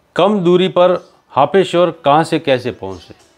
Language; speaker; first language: Hindi; native; Hindi